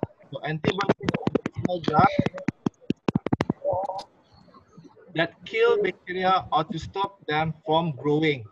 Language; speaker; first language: English; non-native, local second language; Malay